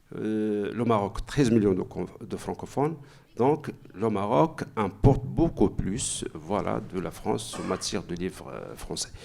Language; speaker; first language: French; non-native, local second language; Arabic